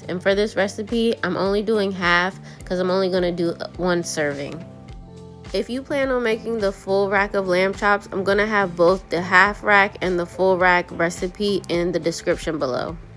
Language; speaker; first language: English; native; English